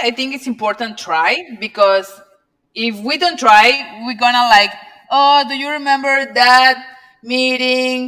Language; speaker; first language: English; non-native, learner; Spanish